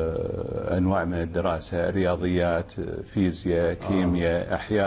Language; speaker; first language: Arabic; native; Arabic